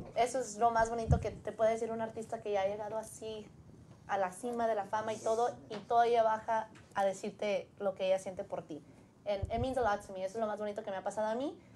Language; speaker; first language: Spanish; early bilingual, heritage; Spanish